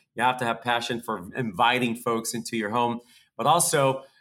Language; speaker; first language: English; early bilingual, other home language; Portuguese